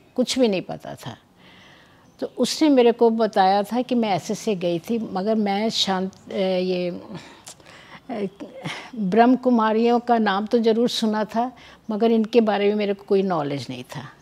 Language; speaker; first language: Hindi; native; Hindi